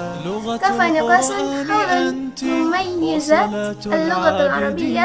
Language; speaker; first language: Arabic; non-native, learner; Indonesian